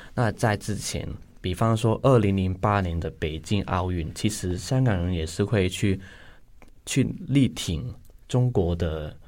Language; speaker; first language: Chinese; non-native, local second language; Cantonese